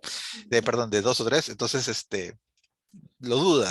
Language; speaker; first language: Spanish; native; Spanish